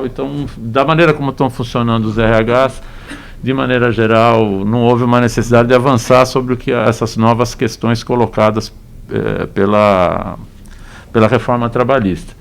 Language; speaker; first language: Portuguese; native; Portuguese